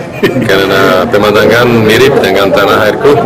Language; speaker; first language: Indonesian; non-native, fluent; Slovak